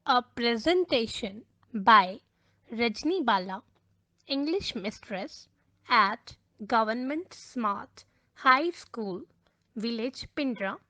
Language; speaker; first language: English; non-native, local second language; Punjabi